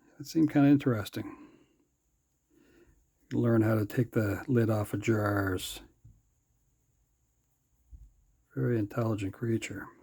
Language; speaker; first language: English; native; English